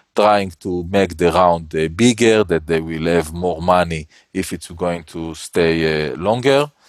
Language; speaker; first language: English; non-native, learner; Hebrew